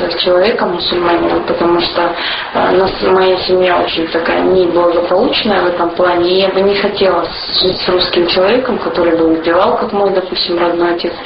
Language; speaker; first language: Russian; native; Russian